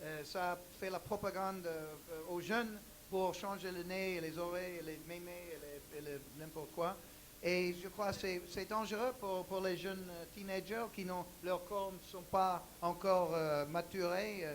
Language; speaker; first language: French; non-native, learner; English